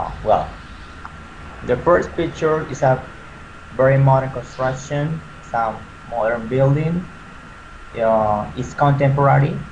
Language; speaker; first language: English; non-native, learner; Spanish